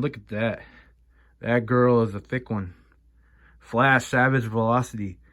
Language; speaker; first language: English; native; English